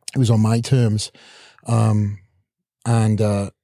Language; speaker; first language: English; native; English